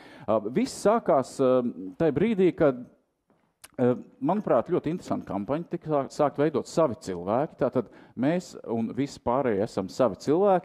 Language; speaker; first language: Latvian; native; Latvian